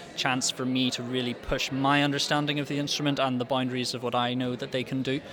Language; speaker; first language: English; native; English